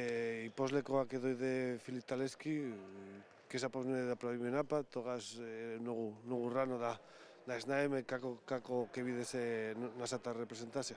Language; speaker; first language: Macedonian; non-native, learner; Spanish